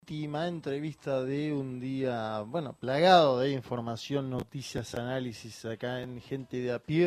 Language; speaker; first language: Spanish; native; Spanish